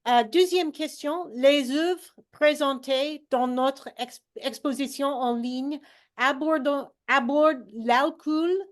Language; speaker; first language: French; non-native, learner; English